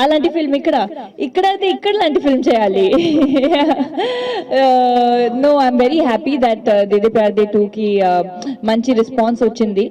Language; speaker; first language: Telugu; non-native, local second language; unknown